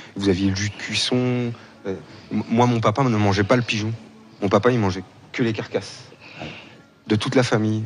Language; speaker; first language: French; native; French